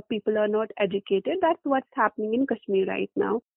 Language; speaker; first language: English; non-native, local second language; Kashmiri